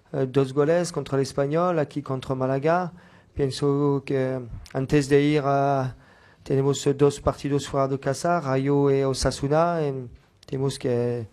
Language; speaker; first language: Spanish; non-native, fluent; French